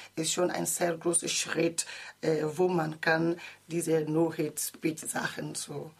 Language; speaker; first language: German; non-native, learner; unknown